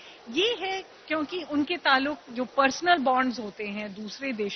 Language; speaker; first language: Hindi; native; Hindi